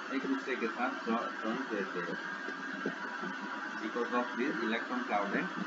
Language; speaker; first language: Hindi; non-native, local second language; Gujarati